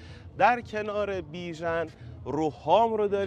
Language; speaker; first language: Persian; native; Persian